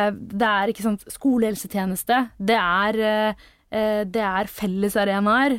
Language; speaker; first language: Norwegian; early bilingual, other home language; Tamil